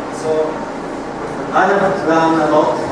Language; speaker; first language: English; non-native, learner; Japanese